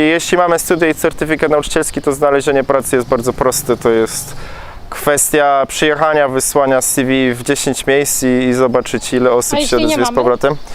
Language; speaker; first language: Polish; native; Polish